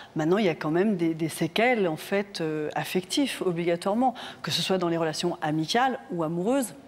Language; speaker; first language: French; native; French